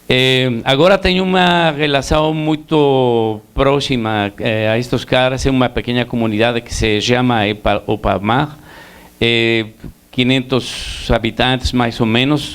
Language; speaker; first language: Portuguese; non-native, learner; Spanish